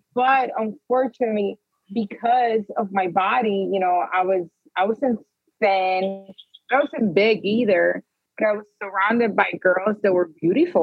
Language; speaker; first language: English; early bilingual, other home language; Spanish